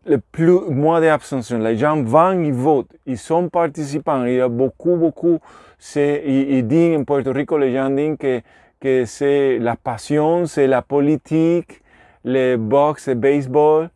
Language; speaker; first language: French; non-native, learner; Spanish